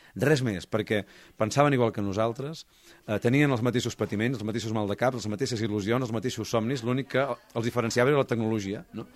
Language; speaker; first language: Catalan; native; Catalan